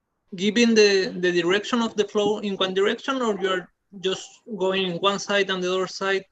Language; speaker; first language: English; non-native, fluent; Spanish